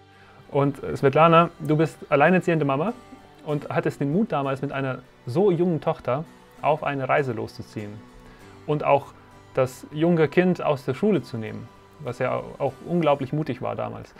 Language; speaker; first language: German; native; German